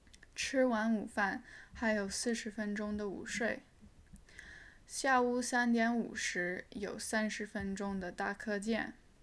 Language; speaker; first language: Chinese; early bilingual, heritage; English